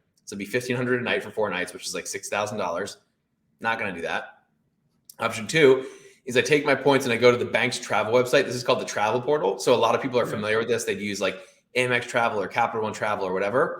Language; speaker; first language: English; native; English